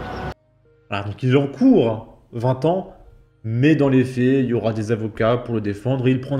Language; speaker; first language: French; native; French